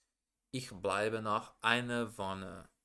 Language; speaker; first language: German; non-native, learner; Portuguese